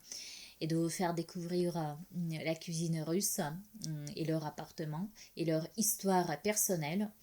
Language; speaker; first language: French; non-native, fluent; Russian